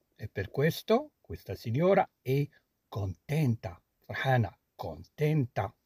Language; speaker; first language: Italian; non-native, fluent; Arabic